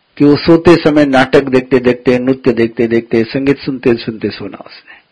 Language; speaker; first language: Hindi; non-native, local second language; Gujarati